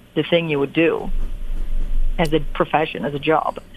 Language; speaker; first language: English; non-native, fluent; Polish